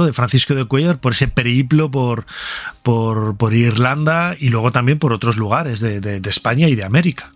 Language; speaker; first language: Spanish; native; Spanish